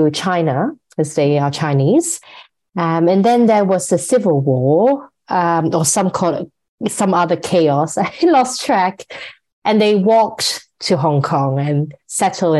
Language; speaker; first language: English; non-native, local second language; Cantonese